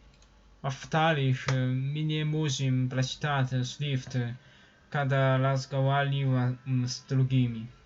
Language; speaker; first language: Russian; non-native, learner; Chinese